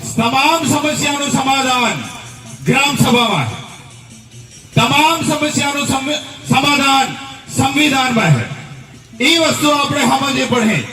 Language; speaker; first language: Gujarati; non-native, local second language; Bhili